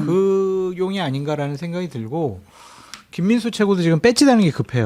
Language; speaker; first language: Korean; native; Korean